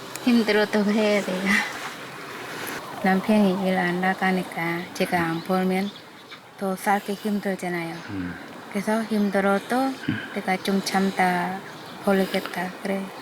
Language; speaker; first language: Korean; non-native, learner; Khmer